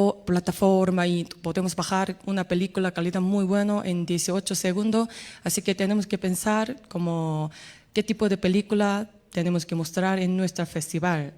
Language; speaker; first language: Spanish; non-native, learner; Korean